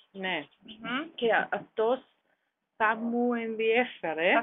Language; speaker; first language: Greek; non-native, learner; German